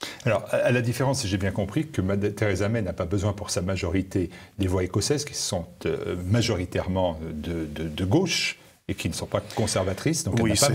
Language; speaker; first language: French; native; French